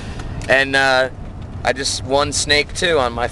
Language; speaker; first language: English; native; English